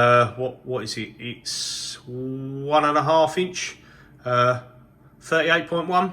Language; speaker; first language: English; native; English